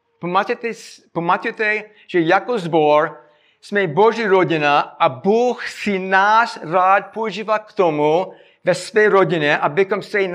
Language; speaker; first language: Czech; non-native, fluent; English